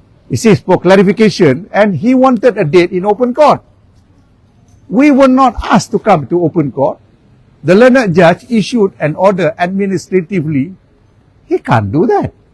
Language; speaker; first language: English; non-native, local second language; Malay